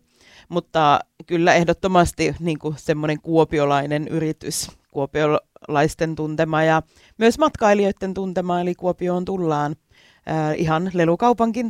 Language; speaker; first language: Finnish; native; Finnish